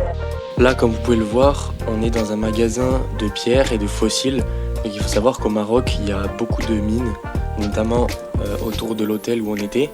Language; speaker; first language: French; native; French